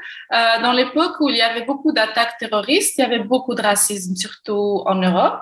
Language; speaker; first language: French; non-native, local second language; Arabic